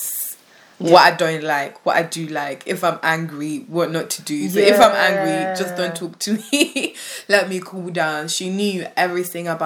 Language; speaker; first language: English; native; English